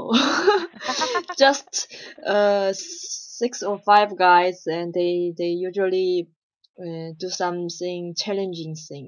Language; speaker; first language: English; non-native, learner; Chinese